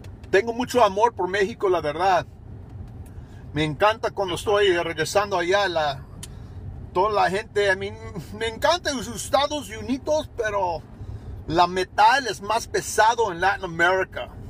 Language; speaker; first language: Spanish; early bilingual, heritage; Spanish